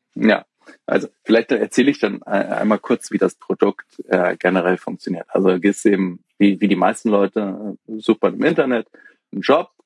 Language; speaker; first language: German; native; German